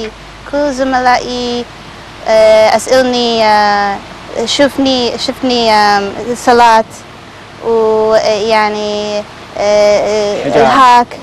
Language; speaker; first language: Arabic; non-native, learner; Spanish